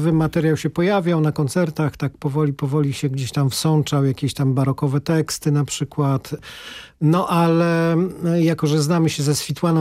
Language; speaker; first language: Polish; native; Polish